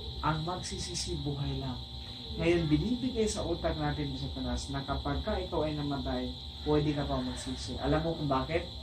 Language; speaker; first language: Filipino; non-native, local second language; Cebuano